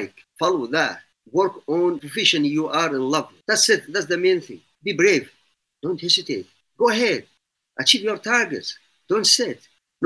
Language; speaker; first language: English; non-native, fluent; Arabic